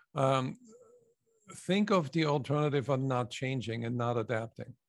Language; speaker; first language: English; non-native, fluent; German